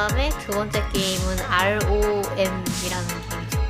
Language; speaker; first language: Korean; native; Korean